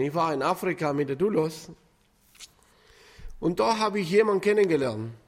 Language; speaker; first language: German; non-native, fluent; Spanish